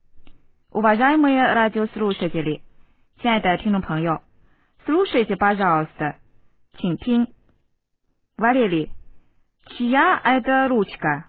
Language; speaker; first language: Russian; non-native, fluent; Chinese